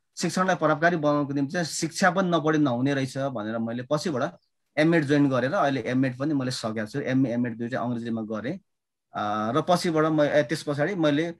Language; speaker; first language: Nepali; non-native, local second language; Limbu